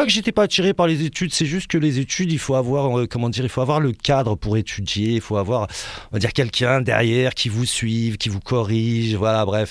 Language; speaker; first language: French; early bilingual, other home language; Arabic